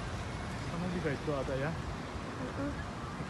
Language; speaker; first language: Indonesian; non-native, learner; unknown